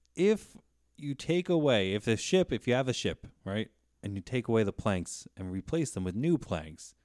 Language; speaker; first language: English; native; English